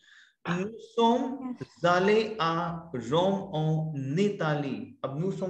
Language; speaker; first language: French; non-native, fluent; Hindi